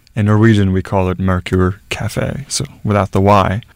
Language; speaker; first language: English; non-native, fluent; Norwegian